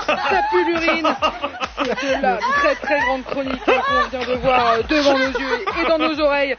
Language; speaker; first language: French; native; French